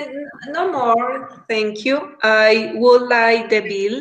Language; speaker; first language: English; non-native, learner; Spanish